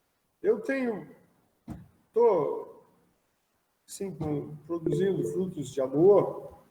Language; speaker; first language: Portuguese; native; Portuguese